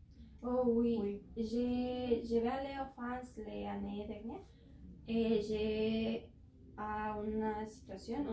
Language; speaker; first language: French; non-native, learner; Spanish